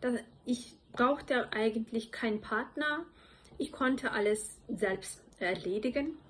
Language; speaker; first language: German; non-native, fluent; Turkish